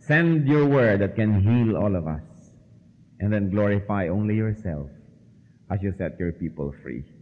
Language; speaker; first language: English; non-native, local second language; Filipino